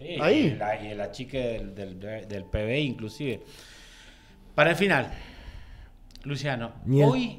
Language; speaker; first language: Spanish; native; Spanish